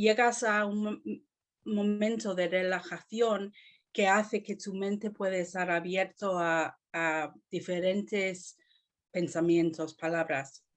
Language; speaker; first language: Spanish; non-native, fluent; English